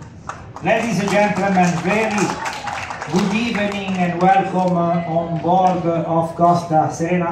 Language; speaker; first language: English; non-native, fluent; Italian